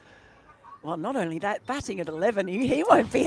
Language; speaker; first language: English; native; English